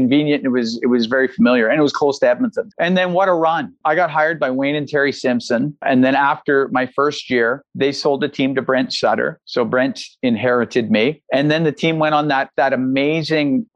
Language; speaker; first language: English; native; English